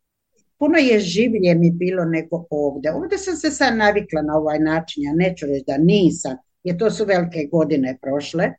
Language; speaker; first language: Croatian; native; Croatian